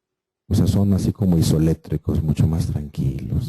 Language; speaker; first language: Spanish; native; Spanish